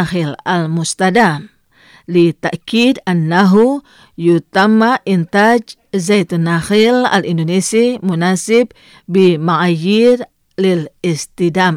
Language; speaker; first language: Arabic; non-native, fluent; Indonesian